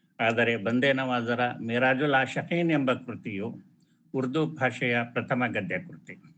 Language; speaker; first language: Kannada; non-native, local second language; Urdu